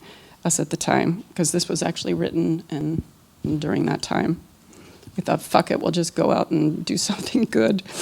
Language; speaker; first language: English; native; English